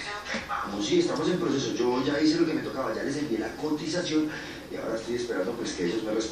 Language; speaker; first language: Spanish; native; Spanish